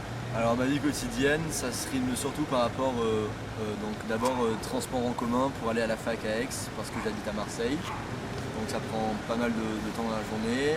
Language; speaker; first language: French; native; French